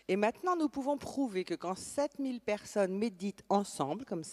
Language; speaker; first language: French; native; French